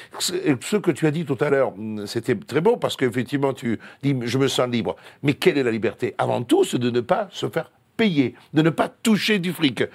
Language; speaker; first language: French; non-native, fluent; Italian